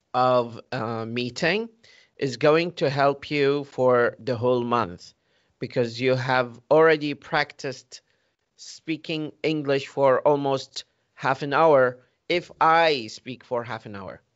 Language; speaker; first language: English; non-native, fluent; Arabic